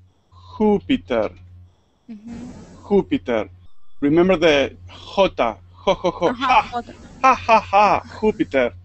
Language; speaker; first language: English; non-native, fluent; Spanish